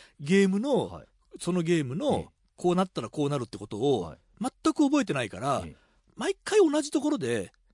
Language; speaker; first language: Japanese; native; Japanese